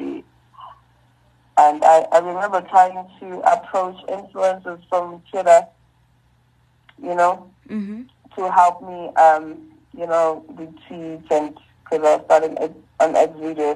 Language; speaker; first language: English; non-native, local second language; Zulu